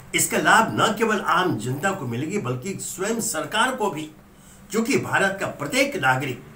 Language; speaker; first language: Hindi; native; Hindi